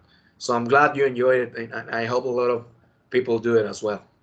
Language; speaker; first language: English; non-native, fluent; Spanish